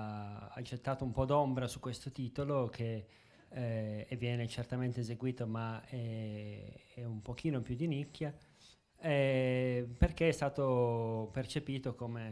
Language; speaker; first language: Italian; native; Italian